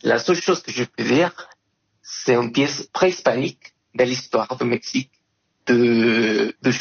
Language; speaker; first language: French; non-native, fluent; Spanish